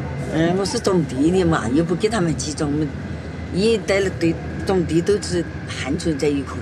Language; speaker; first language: Chinese; native; Chinese